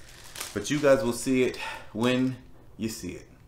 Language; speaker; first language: English; native; English